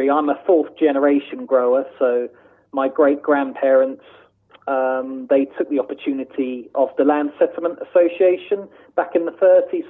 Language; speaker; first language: English; native; English